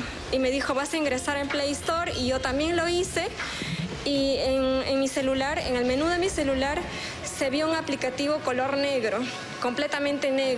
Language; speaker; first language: Spanish; native; Spanish